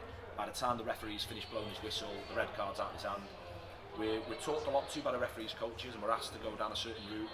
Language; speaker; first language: English; native; English